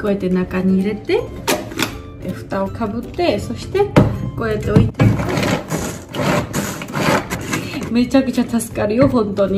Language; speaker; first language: Japanese; non-native, learner; Georgian